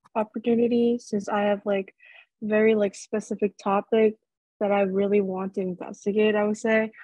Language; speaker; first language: English; non-native, fluent; Korean